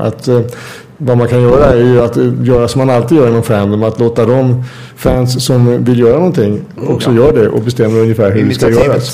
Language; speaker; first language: Swedish; native; Swedish